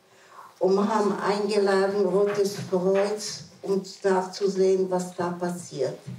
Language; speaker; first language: German; non-native, fluent; Czech